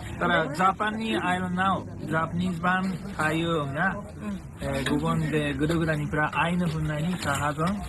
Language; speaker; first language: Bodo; non-native, fluent; Japanese